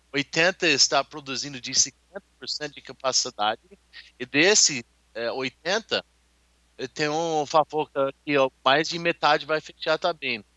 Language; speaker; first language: Portuguese; non-native, learner; English